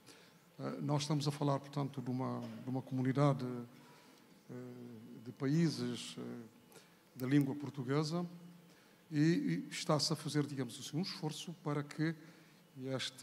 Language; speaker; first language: Portuguese; non-native, local second language; Kabuverdianu